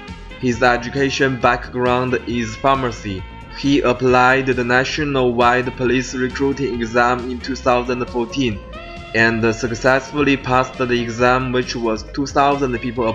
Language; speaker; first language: English; non-native, learner; Chinese